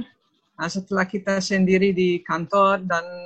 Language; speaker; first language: Indonesian; non-native, fluent; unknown